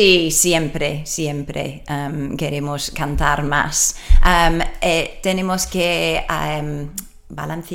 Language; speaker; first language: Spanish; non-native, learner; English